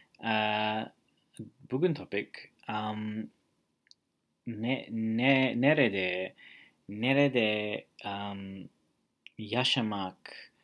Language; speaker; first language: Turkish; non-native, learner; English